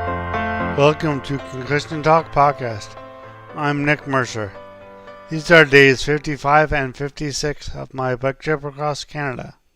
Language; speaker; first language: English; native; English